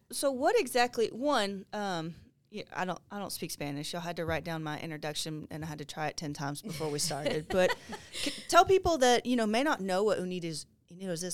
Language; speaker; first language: English; native; English